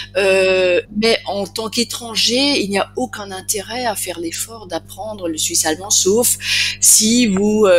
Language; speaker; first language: French; native; French